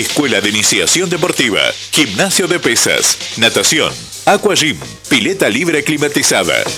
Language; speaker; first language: Spanish; native; Spanish